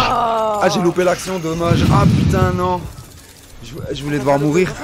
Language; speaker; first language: French; native; French